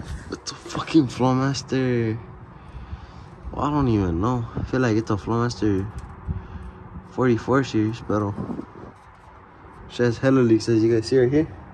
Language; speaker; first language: English; early bilingual, other home language; Spanish